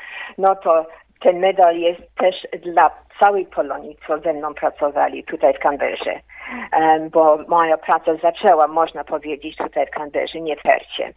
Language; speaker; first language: Polish; early bilingual, heritage; Polish